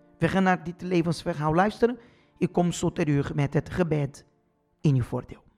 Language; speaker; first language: Dutch; non-native, fluent; Portuguese